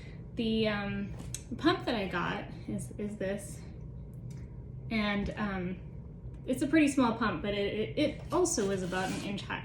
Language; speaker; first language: English; native; English